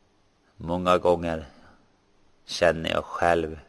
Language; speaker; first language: Swedish; non-native, local second language; Finnish